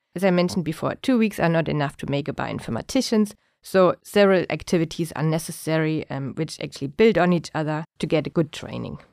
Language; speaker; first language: English; non-native, fluent; German